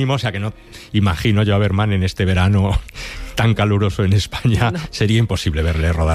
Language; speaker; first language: Spanish; native; Spanish